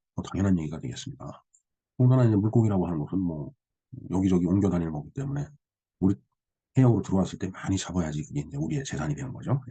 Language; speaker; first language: Korean; native; Korean